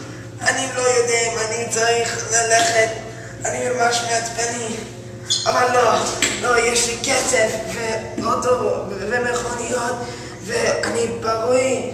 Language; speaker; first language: Hebrew; non-native, learner; English